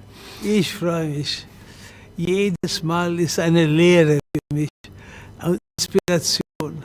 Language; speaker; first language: German; non-native, fluent; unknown